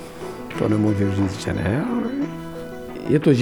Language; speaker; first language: Czech; non-native, fluent; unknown